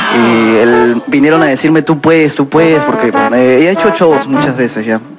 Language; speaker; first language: Spanish; native; Spanish